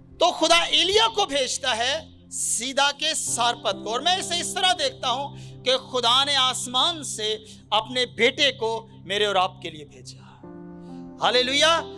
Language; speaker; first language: Urdu; non-native, local second language; Punjabi